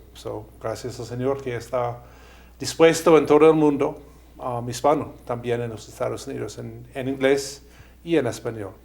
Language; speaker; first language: Spanish; non-native, fluent; English